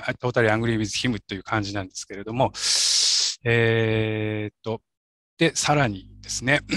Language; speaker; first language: Japanese; native; Japanese